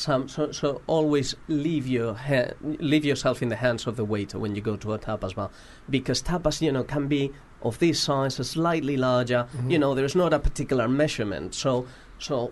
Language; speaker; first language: English; non-native, fluent; Spanish